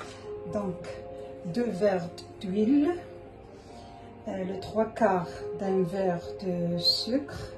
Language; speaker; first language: French; non-native, local second language; Arabic